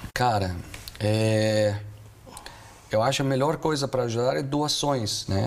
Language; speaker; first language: Portuguese; non-native, fluent; Arabic